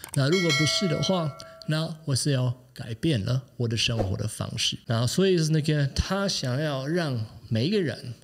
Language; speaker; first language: Chinese; non-native, fluent; German